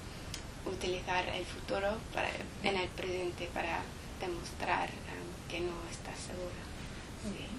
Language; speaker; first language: Spanish; non-native, learner; English